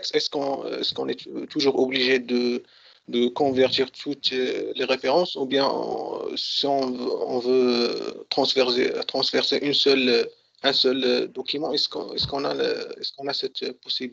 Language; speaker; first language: French; non-native, local second language; Arabic